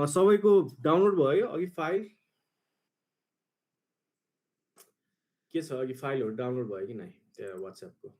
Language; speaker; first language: Nepali; native; Nepali